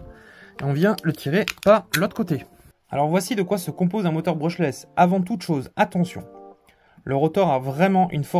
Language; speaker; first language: French; native; French